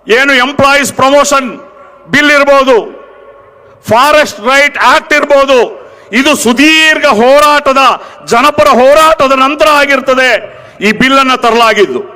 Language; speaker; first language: Kannada; non-native, local second language; Urdu